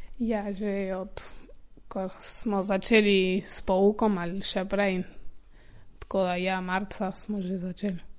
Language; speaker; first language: Slovenian; early bilingual, heritage; Slovenian